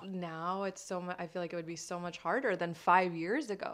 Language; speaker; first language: English; non-native, fluent; French